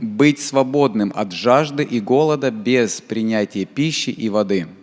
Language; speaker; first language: Russian; native; Russian